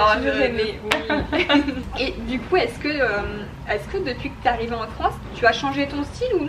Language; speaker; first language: French; native; French